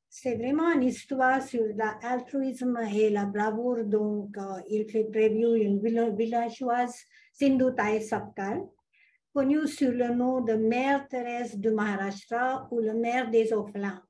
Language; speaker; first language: French; non-native, fluent; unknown